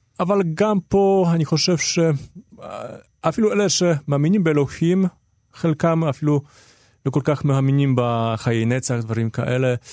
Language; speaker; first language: Hebrew; non-native, fluent; Polish